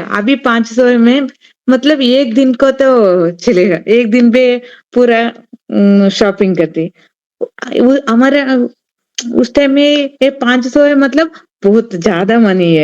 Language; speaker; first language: Hindi; non-native, learner; Telugu